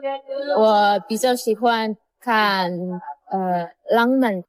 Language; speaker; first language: Chinese; non-native, learner; Indonesian